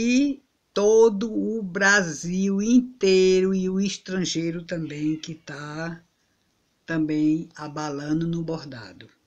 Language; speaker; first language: Portuguese; native; Portuguese